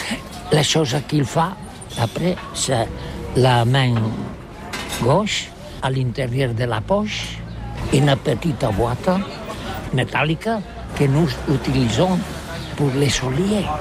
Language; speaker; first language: French; non-native, learner; Catalan